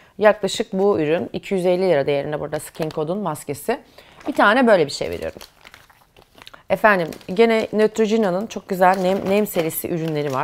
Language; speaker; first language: Turkish; native; Turkish